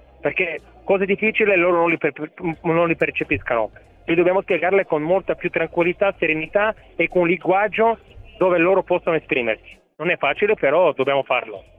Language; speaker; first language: Italian; non-native, fluent; Bulgarian